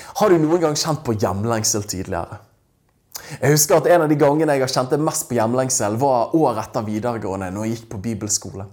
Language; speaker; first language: Norwegian; native; Norwegian